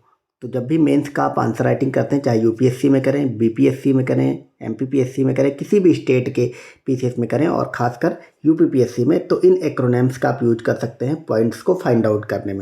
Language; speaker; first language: Hindi; native; Hindi